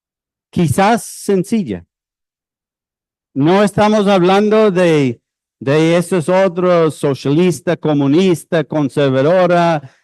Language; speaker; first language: Spanish; non-native, fluent; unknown